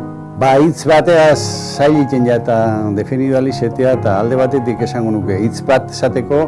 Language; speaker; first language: Basque; native; Basque